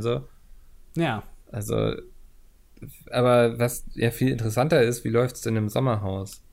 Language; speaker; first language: German; native; German